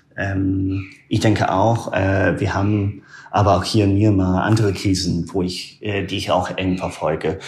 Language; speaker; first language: German; non-native, fluent; English